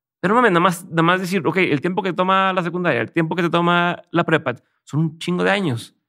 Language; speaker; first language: Spanish; native; Spanish